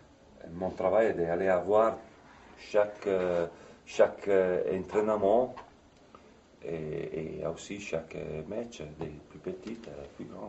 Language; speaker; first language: French; non-native, fluent; Italian